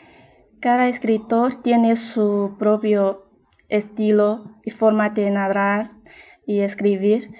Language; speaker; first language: Spanish; non-native, fluent; Chinese